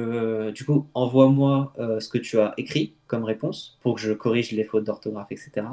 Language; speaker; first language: French; native; French